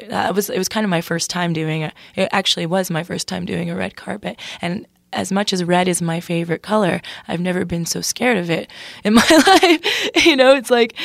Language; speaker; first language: English; native; English